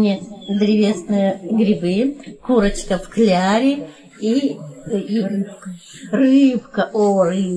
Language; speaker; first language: Russian; native; Russian